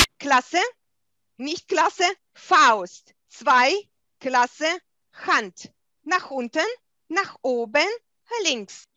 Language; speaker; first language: German; non-native, fluent; Russian